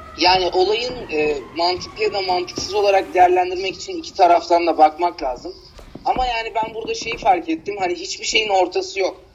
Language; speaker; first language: Turkish; native; Turkish